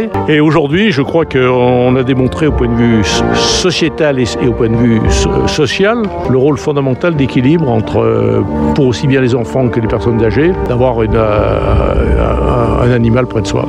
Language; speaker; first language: French; native; French